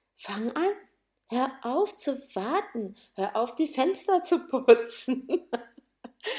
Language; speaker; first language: German; native; German